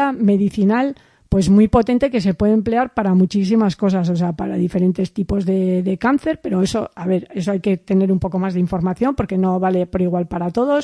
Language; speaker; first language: Spanish; native; Spanish